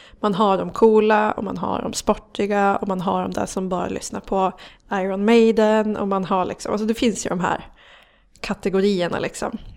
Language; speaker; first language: Swedish; native; Swedish